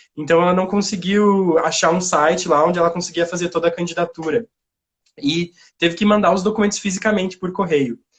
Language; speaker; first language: Portuguese; native; Portuguese